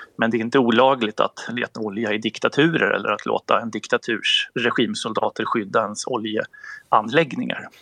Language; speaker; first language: Swedish; native; Swedish